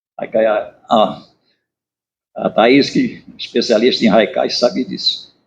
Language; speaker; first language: Portuguese; native; Portuguese